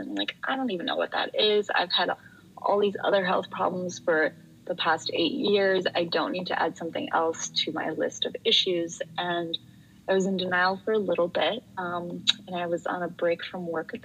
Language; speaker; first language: English; native; English